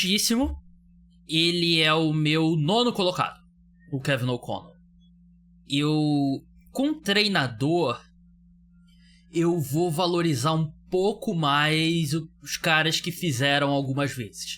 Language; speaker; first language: Portuguese; native; Portuguese